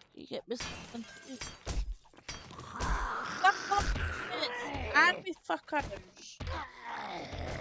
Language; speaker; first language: English; native; English